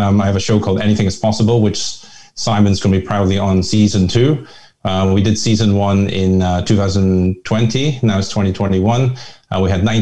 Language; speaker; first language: English; early bilingual, other home language; Hakka Chinese